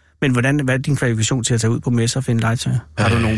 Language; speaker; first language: Danish; native; Danish